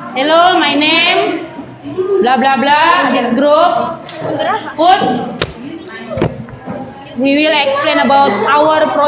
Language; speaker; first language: English; non-native, learner; Indonesian